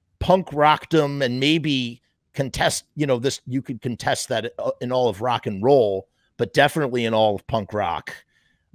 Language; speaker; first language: English; native; English